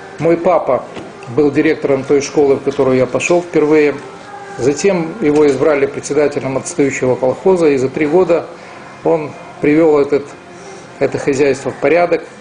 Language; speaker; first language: Russian; non-native, local second language; Romanian